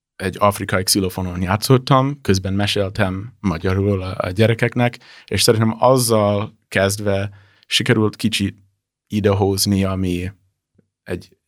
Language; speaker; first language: Hungarian; non-native, fluent; English